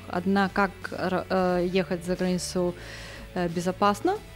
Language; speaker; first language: Russian; non-native, local second language; Estonian